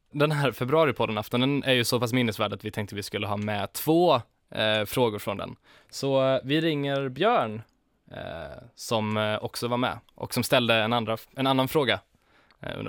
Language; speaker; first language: Swedish; native; Swedish